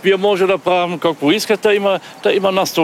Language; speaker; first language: Bulgarian; non-native, learner; German